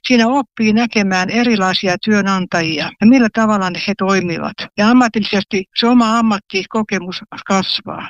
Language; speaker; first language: Finnish; native; Finnish